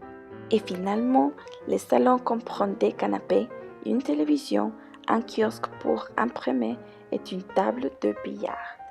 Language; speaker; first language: French; non-native, learner; Spanish